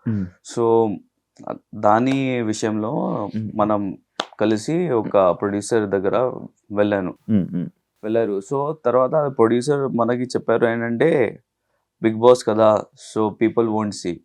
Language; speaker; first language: Telugu; non-native, learner; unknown